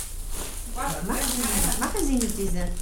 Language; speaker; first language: German; non-native, learner; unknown